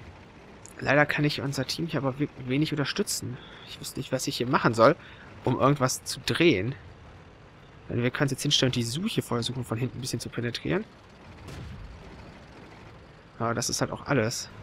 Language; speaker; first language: German; native; German